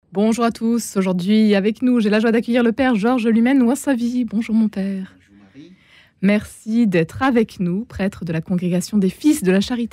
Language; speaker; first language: French; native; French